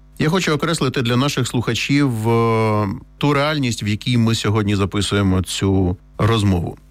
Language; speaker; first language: Ukrainian; native; Ukrainian